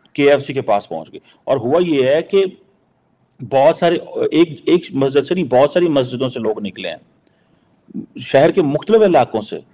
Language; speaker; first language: Urdu; non-native, local second language; Punjabi